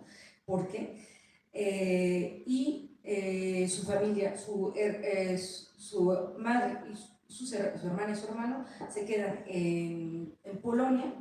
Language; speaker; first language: Spanish; native; Spanish